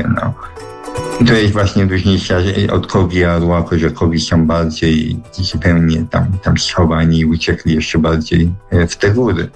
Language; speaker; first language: Polish; early bilingual, heritage; Polish